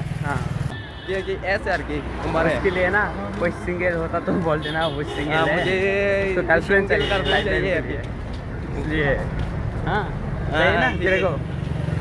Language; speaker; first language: Hindi; non-native, local second language; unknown